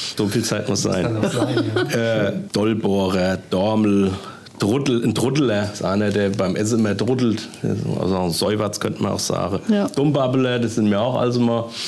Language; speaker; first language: German; native; German